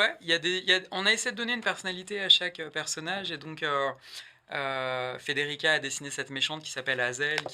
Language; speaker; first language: French; native; French